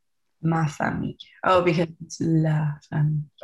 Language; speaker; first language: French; non-native, learner; English